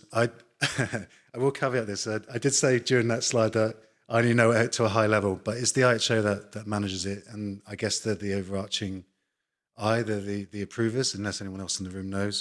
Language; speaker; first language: English; native; English